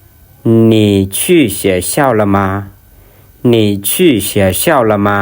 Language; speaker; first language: Chinese; non-native, fluent; Lao